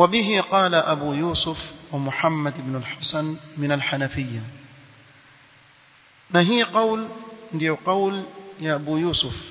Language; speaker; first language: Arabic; non-native, fluent; Swahili